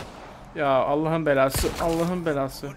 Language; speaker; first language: Turkish; native; Turkish